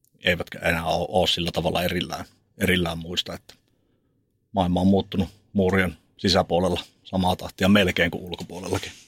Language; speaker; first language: Finnish; native; Finnish